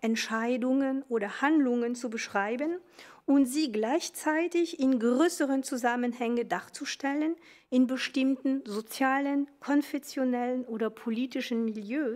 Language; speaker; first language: German; non-native, fluent; French